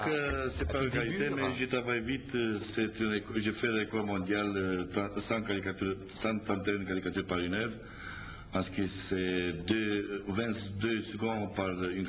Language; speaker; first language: French; non-native, learner; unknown